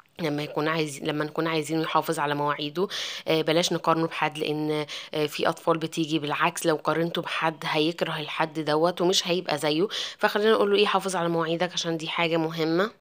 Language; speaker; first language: Arabic; native; Arabic